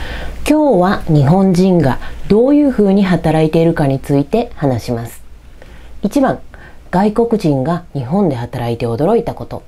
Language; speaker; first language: Japanese; non-native, fluent; Spanish